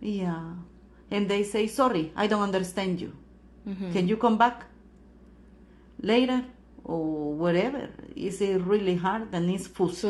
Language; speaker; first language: English; non-native, learner; Spanish